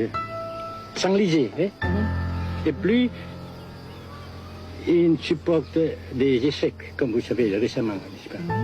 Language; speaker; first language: French; non-native, fluent; Vietnamese